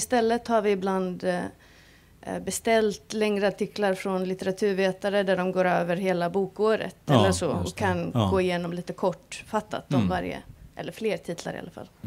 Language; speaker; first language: Swedish; non-native, fluent; Icelandic